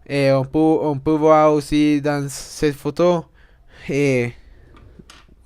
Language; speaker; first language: French; non-native, learner; Spanish